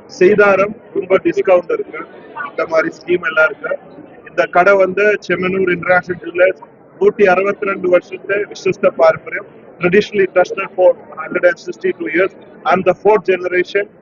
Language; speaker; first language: Tamil; non-native, learner; Malayalam